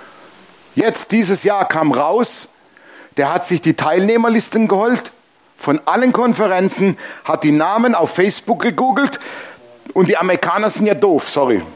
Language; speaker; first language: German; native; German